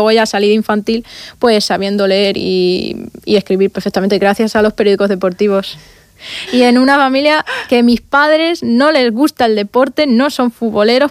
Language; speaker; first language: Spanish; native; Spanish